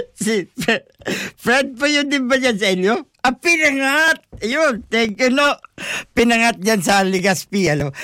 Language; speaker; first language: Filipino; non-native, local second language; Bikol